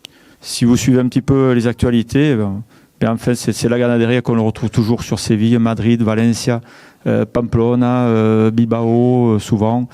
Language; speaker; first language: French; native; French